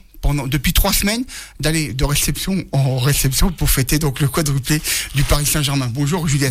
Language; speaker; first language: French; native; French